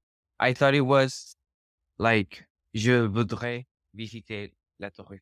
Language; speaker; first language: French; non-native, learner; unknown